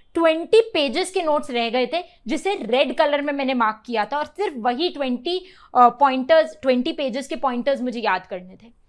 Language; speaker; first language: Hindi; native; Hindi